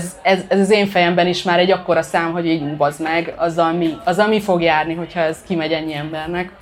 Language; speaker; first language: Hungarian; native; Hungarian